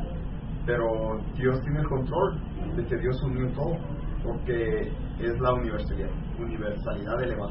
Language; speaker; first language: Spanish; native; Spanish